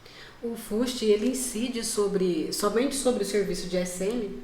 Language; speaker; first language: Portuguese; native; Portuguese